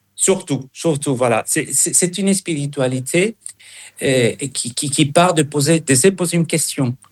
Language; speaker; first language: French; non-native, fluent; Spanish